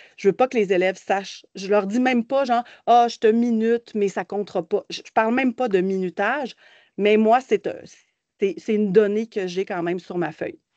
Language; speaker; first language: French; native; French